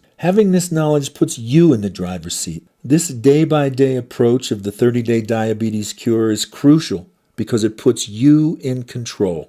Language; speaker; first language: English; native; English